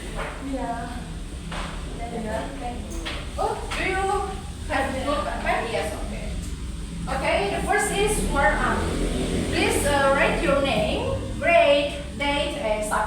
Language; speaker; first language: English; non-native, learner; Indonesian